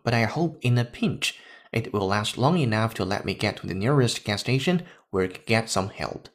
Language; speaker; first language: English; non-native, fluent; Chinese